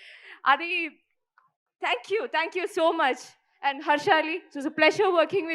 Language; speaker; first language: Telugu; non-native, fluent; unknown